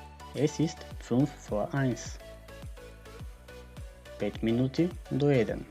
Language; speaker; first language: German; non-native, fluent; Macedonian